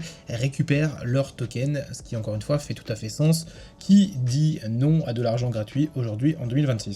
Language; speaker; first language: French; native; French